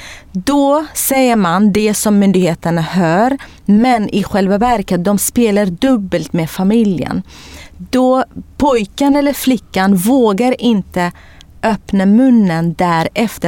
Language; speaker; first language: Swedish; non-native, fluent; Kurdish